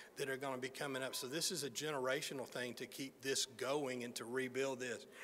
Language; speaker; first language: English; native; English